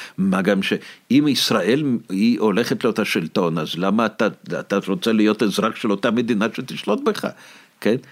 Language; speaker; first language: Hebrew; non-native, fluent; Russian